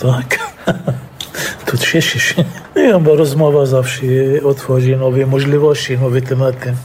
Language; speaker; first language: Polish; non-native, fluent; Arabic